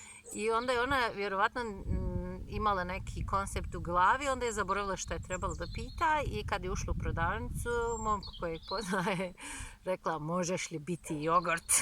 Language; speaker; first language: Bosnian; non-native, fluent; Turkish